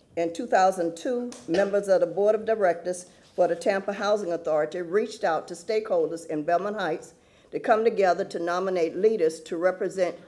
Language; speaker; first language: English; native; English